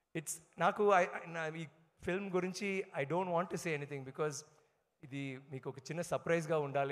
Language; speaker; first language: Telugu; non-native, learner; Tamil